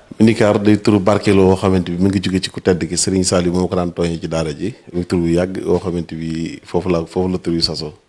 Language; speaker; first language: Wolof; native; Wolof